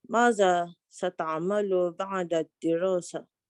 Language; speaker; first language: Arabic; non-native, learner; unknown